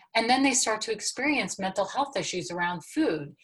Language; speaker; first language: English; native; English